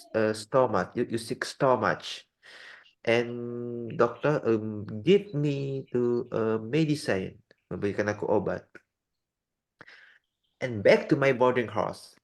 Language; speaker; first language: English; non-native, learner; Indonesian